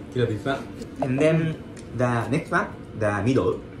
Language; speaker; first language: English; non-native, learner; Japanese